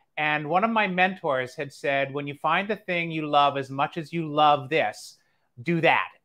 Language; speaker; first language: English; native; English